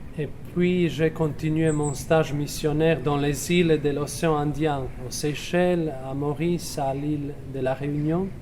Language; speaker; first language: French; non-native, fluent; Croatian